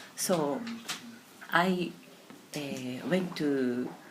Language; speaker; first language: English; non-native, learner; Japanese